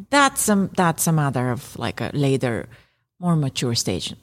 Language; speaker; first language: English; non-native, fluent; Bulgarian